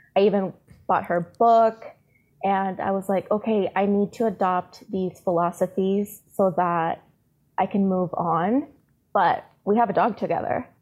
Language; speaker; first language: English; native; English